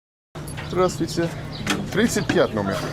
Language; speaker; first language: Russian; non-native, learner; English